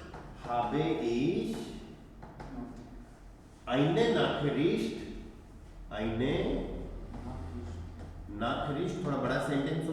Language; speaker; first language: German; non-native, fluent; Hindi